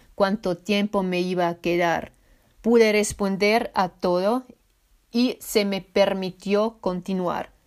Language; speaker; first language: Spanish; non-native, fluent; Swiss German